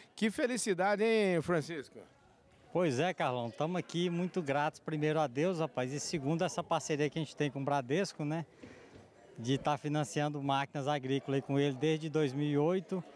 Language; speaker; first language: Portuguese; native; Portuguese